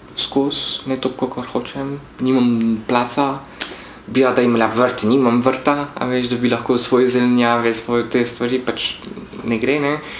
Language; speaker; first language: Slovenian; non-native, fluent; French